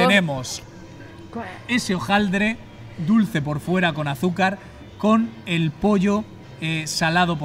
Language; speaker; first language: Spanish; native; Spanish